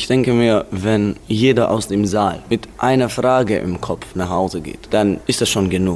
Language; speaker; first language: German; non-native, local second language; Romanian